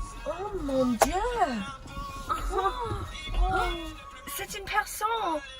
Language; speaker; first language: French; non-native, learner; English